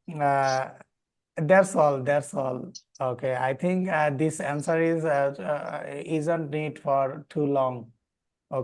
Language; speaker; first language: English; non-native, learner; Bangla